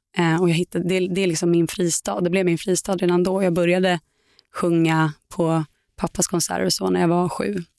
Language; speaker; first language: Swedish; native; Swedish